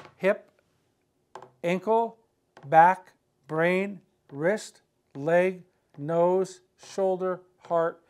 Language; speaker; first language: English; native; English